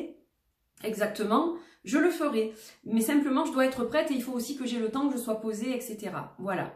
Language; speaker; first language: French; native; French